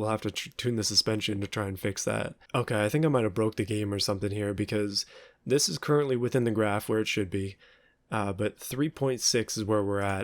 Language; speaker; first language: English; native; English